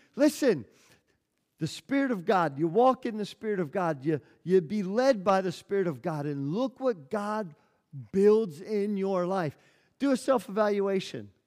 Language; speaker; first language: English; native; English